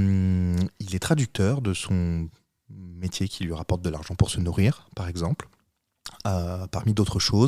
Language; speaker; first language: French; native; French